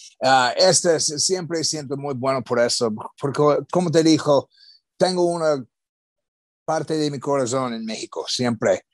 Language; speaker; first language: Spanish; non-native, learner; English